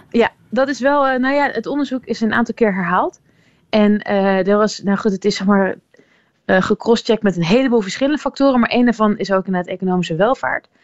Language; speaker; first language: Dutch; native; Dutch